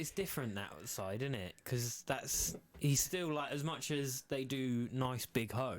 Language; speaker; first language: English; native; English